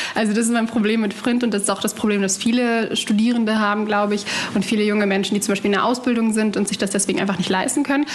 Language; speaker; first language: German; early bilingual, other home language; Arabic